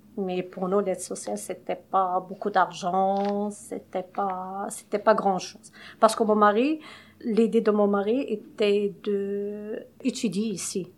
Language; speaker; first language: French; non-native, local second language; Arabic